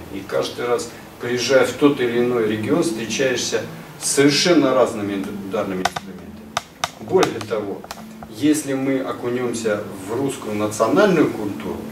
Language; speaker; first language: Russian; native; Russian